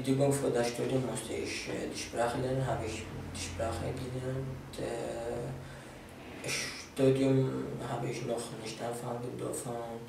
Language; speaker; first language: German; non-native, fluent; Arabic